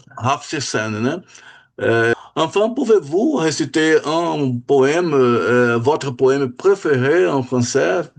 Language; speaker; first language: French; non-native, fluent; Portuguese